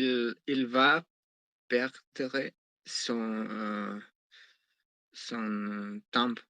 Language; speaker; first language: French; non-native, learner; Spanish